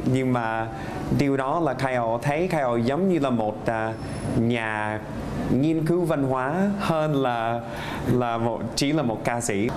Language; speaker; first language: Vietnamese; non-native, fluent; English